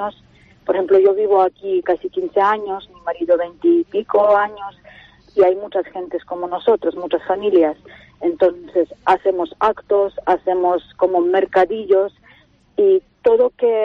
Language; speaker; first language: Spanish; non-native, fluent; Ukrainian